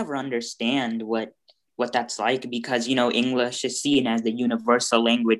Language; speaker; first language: English; early bilingual, other home language; Bangla